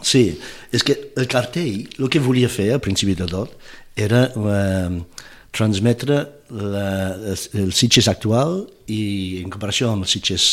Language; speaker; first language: Catalan; non-native, fluent; English